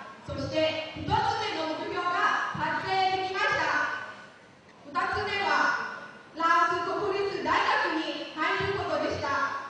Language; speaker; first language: Japanese; non-native, learner; Lao